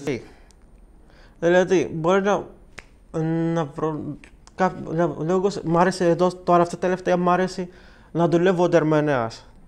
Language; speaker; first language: Greek; non-native, learner; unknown